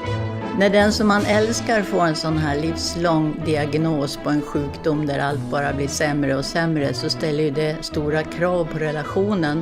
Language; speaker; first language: Swedish; native; Swedish